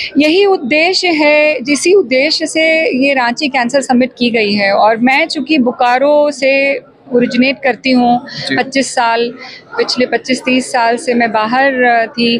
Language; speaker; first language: Hindi; native; Hindi